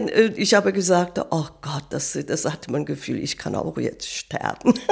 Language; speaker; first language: German; non-native, learner; Korean